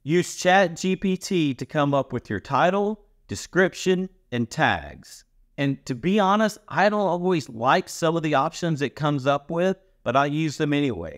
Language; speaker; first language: English; native; English